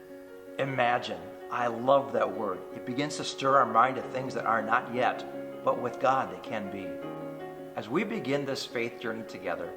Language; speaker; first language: English; native; English